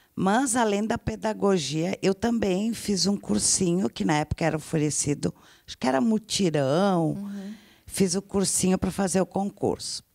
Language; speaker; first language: Portuguese; native; Portuguese